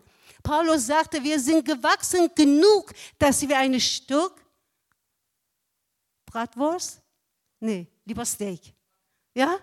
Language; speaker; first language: German; non-native, fluent; Persian